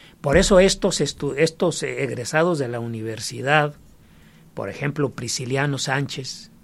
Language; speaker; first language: Spanish; native; Spanish